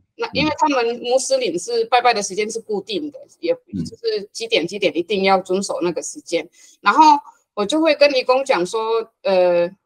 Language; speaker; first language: Chinese; non-native, fluent; Hakka Chinese